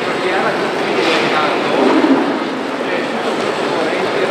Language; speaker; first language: Italian; native; Italian